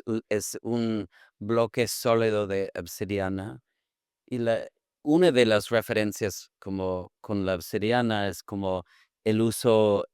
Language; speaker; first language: Spanish; non-native, fluent; English